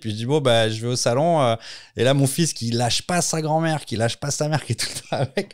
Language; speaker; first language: French; native; French